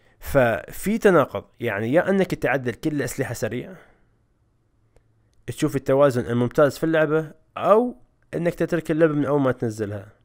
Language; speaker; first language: Arabic; native; Arabic